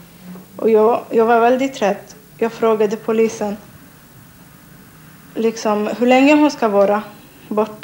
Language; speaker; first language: Swedish; non-native, learner; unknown